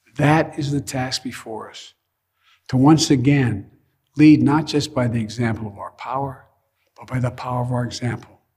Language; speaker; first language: English; native; English